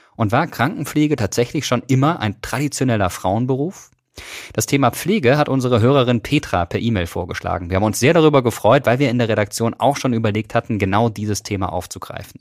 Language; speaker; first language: German; native; German